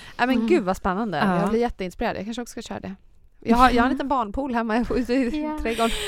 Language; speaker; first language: Swedish; native; Swedish